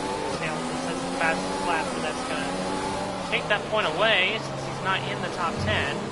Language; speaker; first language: English; native; English